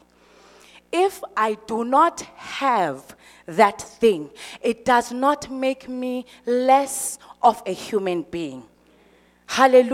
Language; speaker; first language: English; non-native, local second language; Xhosa